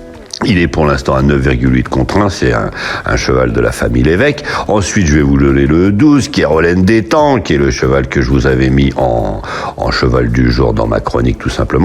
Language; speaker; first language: French; native; French